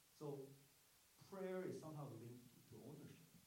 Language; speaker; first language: English; non-native, fluent; Korean